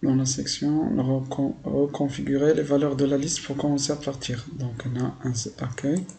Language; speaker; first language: French; non-native, local second language; Arabic